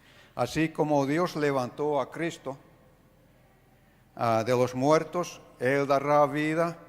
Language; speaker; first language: Spanish; non-native, fluent; Finnish